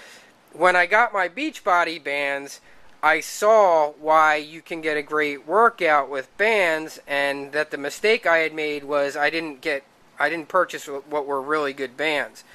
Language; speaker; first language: English; native; English